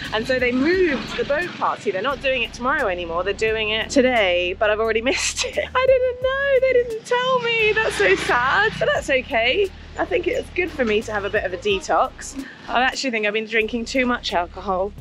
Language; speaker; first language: English; native; English